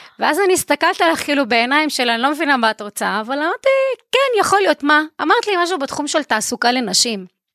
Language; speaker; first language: Hebrew; non-native, local second language; Arabic